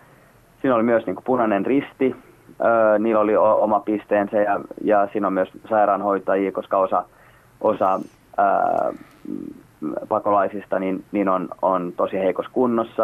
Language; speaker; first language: Finnish; native; Finnish